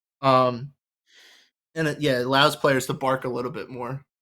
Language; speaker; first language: English; native; English